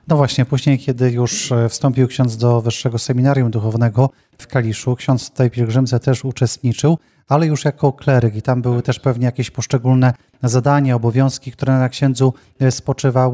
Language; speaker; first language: Polish; native; Polish